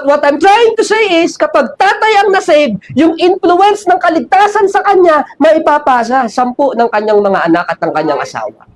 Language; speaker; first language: Filipino; native; Filipino